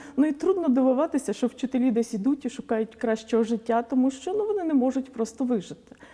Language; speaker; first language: Ukrainian; non-native, local second language; Polish